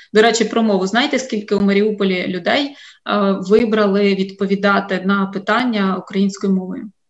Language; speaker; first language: Ukrainian; native; Ukrainian